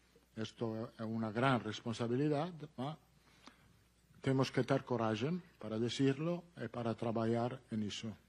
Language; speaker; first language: Portuguese; non-native, learner; Italian